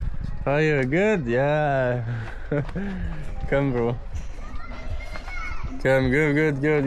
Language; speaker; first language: English; non-native, learner; French